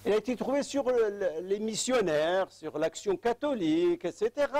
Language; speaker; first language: French; non-native, local second language; Arabic